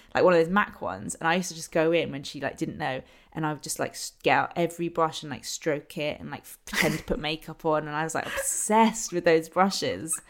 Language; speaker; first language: English; native; English